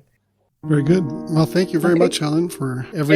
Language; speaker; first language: English; native; English